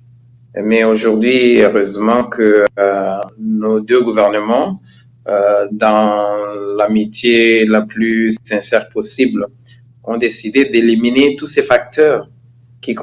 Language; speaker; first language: French; non-native, local second language; Kinyarwanda